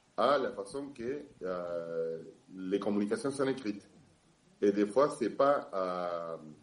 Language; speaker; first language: French; non-native, fluent; Spanish